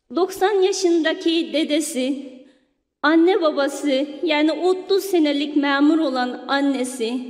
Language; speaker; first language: Turkish; non-native, fluent; Uyghur